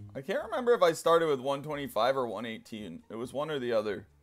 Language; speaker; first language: English; native; English